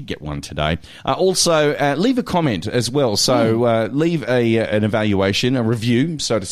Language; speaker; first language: English; native; English